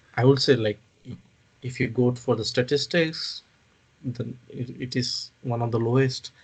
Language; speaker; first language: English; non-native, local second language; Odia